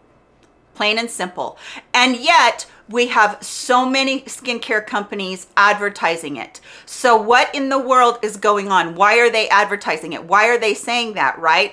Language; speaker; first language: English; native; English